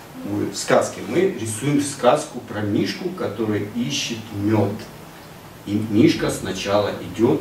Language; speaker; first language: Russian; native; Russian